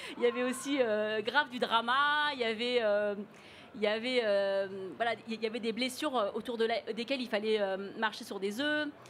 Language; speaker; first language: French; early bilingual, other home language; Cantonese